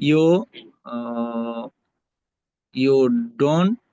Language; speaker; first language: English; non-native, learner; Bangla